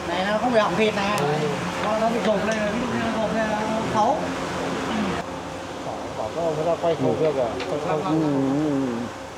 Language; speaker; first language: Vietnamese; native; Vietnamese